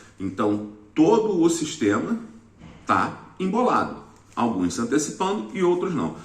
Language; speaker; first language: Portuguese; native; Portuguese